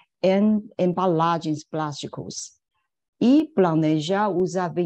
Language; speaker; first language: Portuguese; non-native, fluent; Chinese